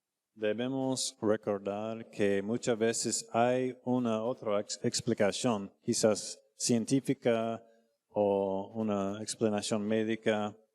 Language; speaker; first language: Spanish; non-native, fluent; English